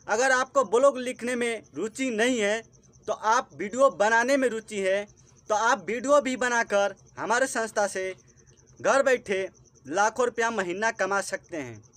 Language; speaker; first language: Hindi; native; Hindi